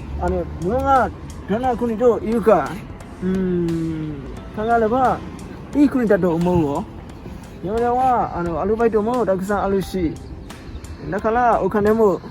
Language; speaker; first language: Japanese; non-native, learner; Bangla